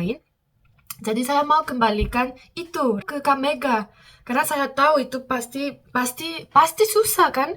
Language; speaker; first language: Indonesian; non-native, fluent; Korean